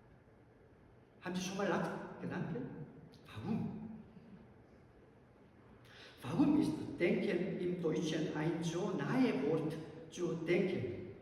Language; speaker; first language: German; non-native, learner; Korean